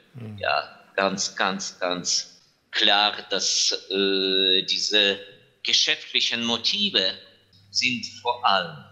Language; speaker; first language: German; non-native, fluent; Ukrainian